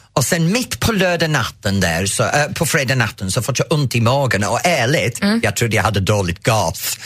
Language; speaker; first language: Swedish; non-native, fluent; English